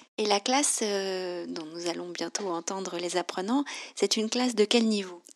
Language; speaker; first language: French; native; French